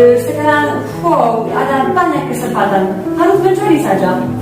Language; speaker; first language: Indonesian; non-native, fluent; Polish